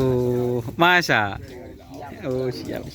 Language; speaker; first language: Malay; native; Malay